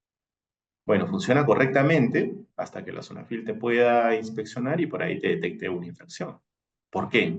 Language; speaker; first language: Spanish; native; Spanish